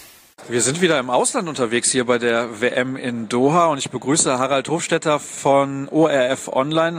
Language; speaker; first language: German; native; German